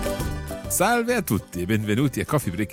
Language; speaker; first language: Italian; non-native, fluent; English